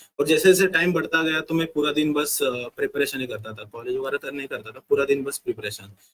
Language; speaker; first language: Hindi; non-native, local second language; Marathi